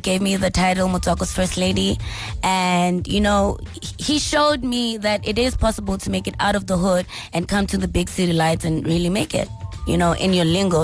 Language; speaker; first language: English; non-native, local second language; Tswana